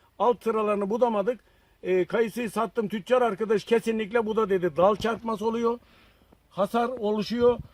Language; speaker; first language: Turkish; native; Turkish